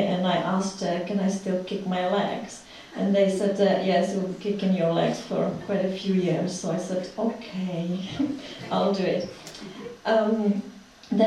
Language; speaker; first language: English; non-native, fluent; Czech